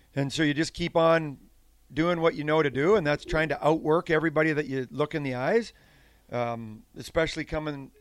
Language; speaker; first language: English; native; English